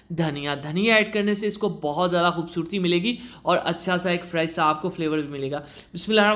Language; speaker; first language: Urdu; native; Urdu